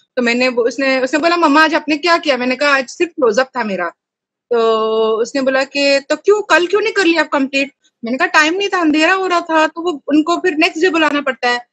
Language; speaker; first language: Hindi; native; Hindi